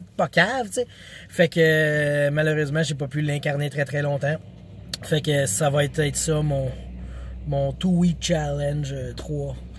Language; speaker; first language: French; native; French